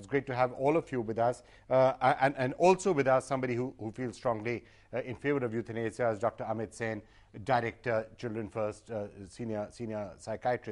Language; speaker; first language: English; non-native, local second language; Hindi